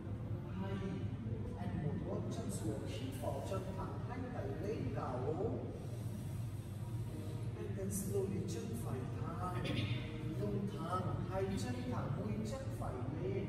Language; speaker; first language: Vietnamese; non-native, learner; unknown